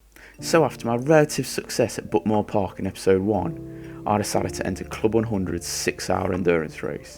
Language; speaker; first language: English; native; English